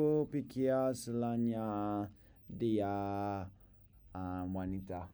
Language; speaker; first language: Indonesian; non-native, learner; English